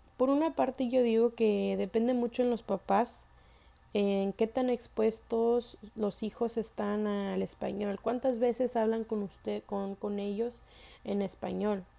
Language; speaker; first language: Spanish; early bilingual, heritage; Spanish